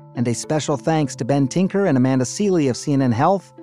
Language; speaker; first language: English; native; English